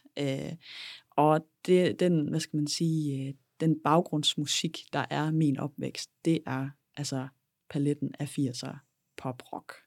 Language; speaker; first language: Danish; native; Danish